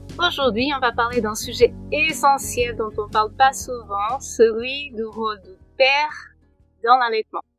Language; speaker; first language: French; non-native, fluent; Portuguese